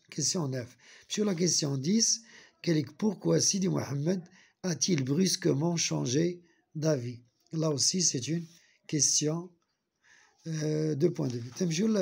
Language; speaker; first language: French; non-native, local second language; Arabic